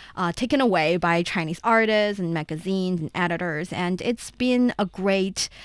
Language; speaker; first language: English; non-native, fluent; Chinese